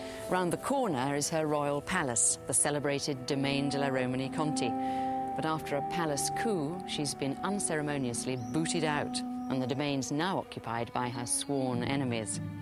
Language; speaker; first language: English; native; English